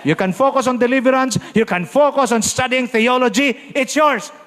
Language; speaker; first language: English; non-native, local second language; Filipino